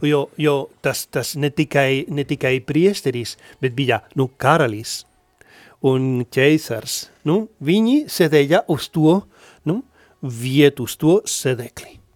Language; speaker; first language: Latvian; non-native, fluent; Spanish